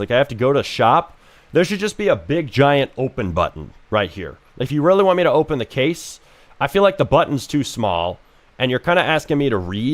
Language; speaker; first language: English; native; English